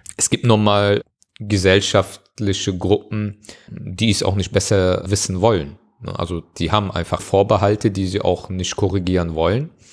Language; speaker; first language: German; early bilingual, other home language; Turkish